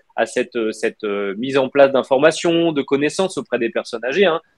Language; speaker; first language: French; native; French